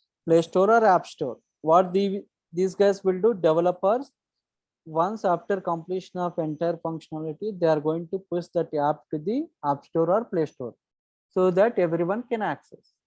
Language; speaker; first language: English; non-native, local second language; Telugu